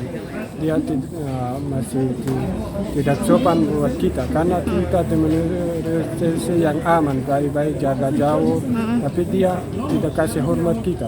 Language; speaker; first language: Indonesian; non-native, learner; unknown